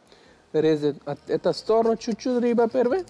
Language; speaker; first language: Russian; non-native, learner; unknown